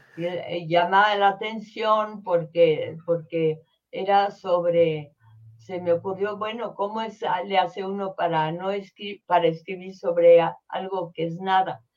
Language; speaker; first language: Spanish; early bilingual, other home language; French